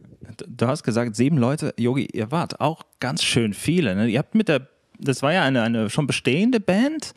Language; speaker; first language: German; native; German